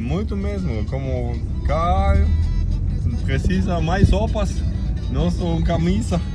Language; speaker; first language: Portuguese; non-native, learner; German